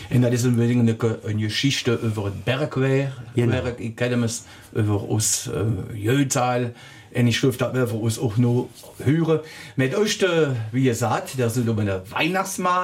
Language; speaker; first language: German; native; German